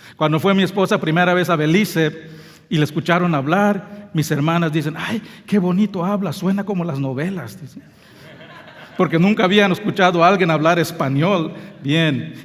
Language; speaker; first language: Spanish; non-native, local second language; English